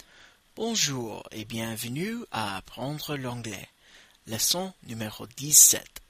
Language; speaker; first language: French; non-native, fluent; English